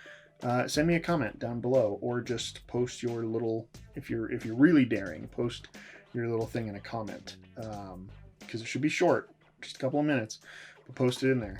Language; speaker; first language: English; native; English